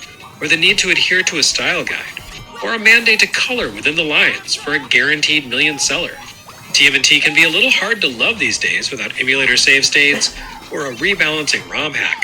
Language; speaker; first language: English; native; English